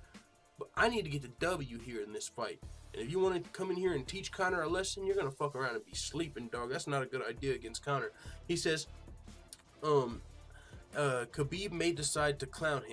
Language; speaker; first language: English; native; English